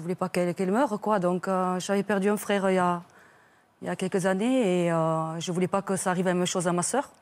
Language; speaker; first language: French; native; French